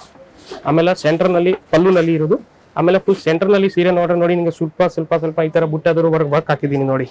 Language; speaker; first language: Kannada; non-native, fluent; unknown